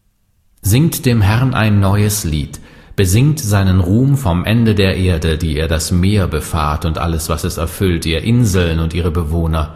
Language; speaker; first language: German; native; German